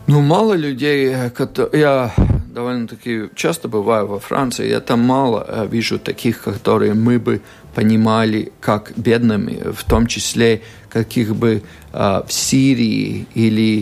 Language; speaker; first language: Russian; non-native, local second language; Latvian